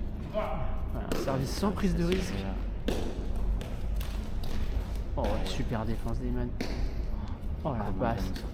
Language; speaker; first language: French; native; French